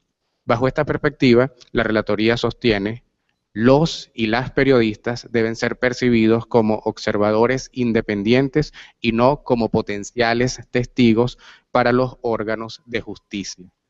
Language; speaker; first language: Spanish; native; Spanish